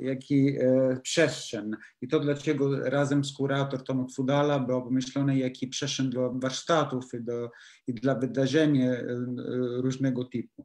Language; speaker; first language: Polish; non-native, learner; Italian